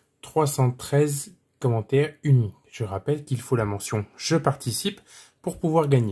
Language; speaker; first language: French; native; French